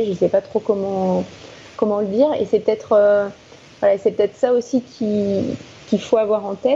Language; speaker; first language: French; native; French